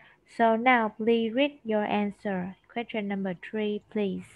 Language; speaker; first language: English; non-native, fluent; Vietnamese